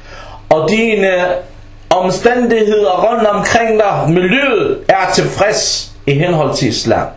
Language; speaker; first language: Danish; early bilingual, other home language; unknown